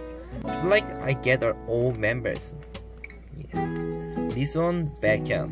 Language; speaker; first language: English; non-native, learner; Korean